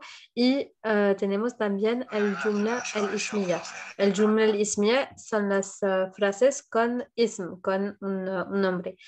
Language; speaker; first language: Spanish; non-native, fluent; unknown